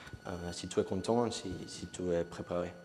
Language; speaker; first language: French; non-native, fluent; Spanish